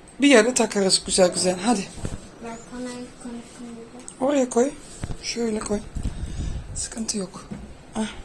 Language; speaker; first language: Turkish; non-native, fluent; Dutch